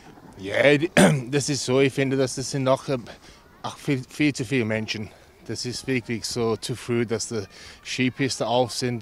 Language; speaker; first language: German; non-native, fluent; English